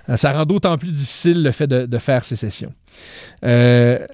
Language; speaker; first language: French; native; French